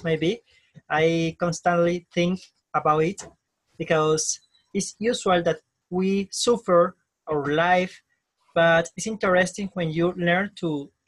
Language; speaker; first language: English; non-native, learner; Spanish